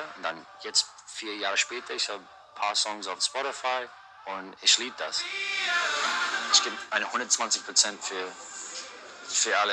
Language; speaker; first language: German; early bilingual, heritage; English